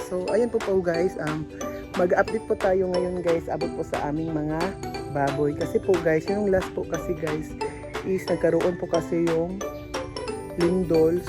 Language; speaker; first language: Filipino; non-native, local second language; Cebuano